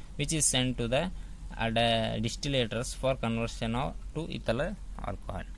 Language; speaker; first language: English; non-native, local second language; Kannada